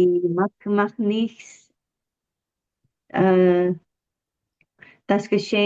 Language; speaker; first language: German; non-native, learner; Indonesian